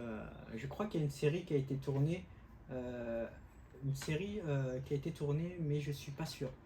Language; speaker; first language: French; native; French